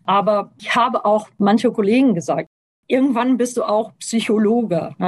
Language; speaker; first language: German; non-native, fluent; Portuguese